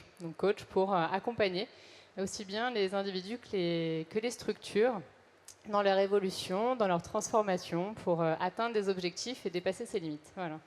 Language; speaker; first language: French; native; French